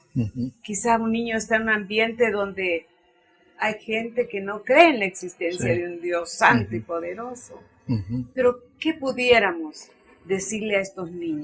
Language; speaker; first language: Spanish; native; Spanish